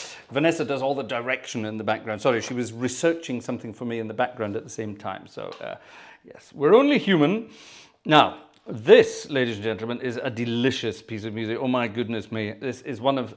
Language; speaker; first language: English; native; English